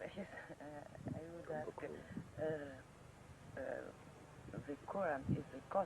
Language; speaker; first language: English; non-native, learner; French